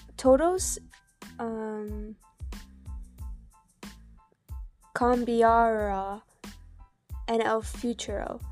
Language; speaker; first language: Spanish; non-native, learner; English